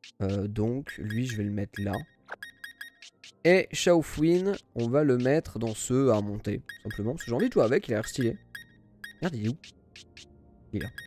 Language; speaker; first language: French; native; French